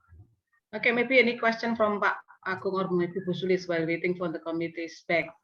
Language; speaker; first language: English; non-native, fluent; Indonesian